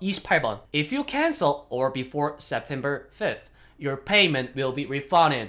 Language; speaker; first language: English; non-native, fluent; Korean